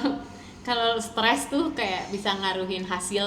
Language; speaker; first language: Indonesian; native; Indonesian